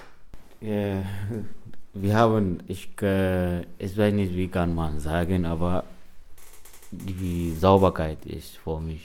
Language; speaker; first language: German; non-native, learner; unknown